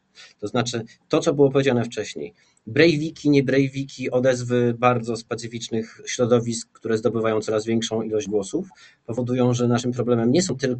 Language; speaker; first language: Polish; native; Polish